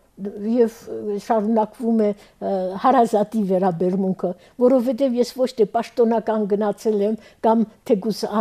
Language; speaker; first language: Armenian; early bilingual, heritage; Armenian